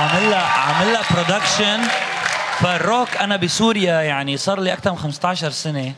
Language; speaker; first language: Arabic; native; Arabic